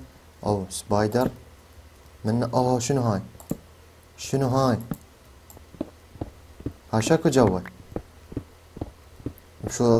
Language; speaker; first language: Arabic; native; Arabic